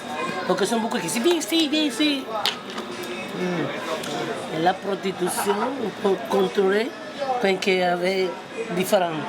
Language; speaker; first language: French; non-native, learner; Spanish